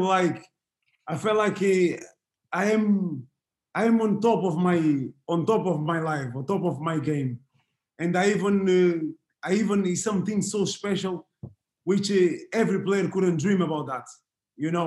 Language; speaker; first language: English; non-native, fluent; Portuguese